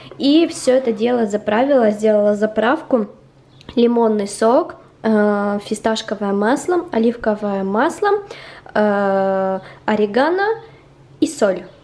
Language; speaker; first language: Russian; native; Russian